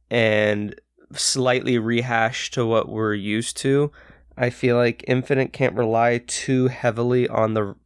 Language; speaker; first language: English; native; English